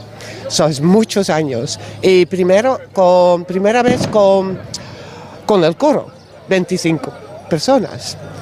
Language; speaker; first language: Spanish; non-native, learner; Dutch